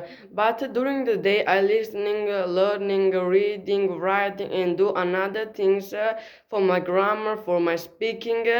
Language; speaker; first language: English; non-native, learner; Tajik